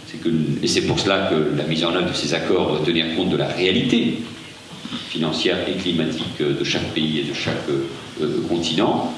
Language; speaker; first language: French; native; French